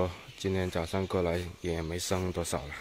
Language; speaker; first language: Chinese; non-native, local second language; Cantonese